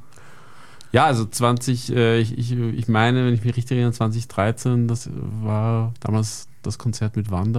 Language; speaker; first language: German; native; German